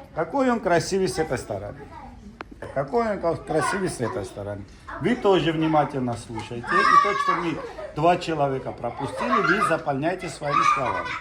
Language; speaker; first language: Russian; non-native, local second language; Georgian